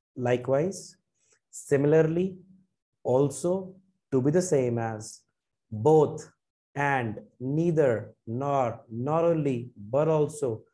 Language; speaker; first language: English; non-native, local second language; Punjabi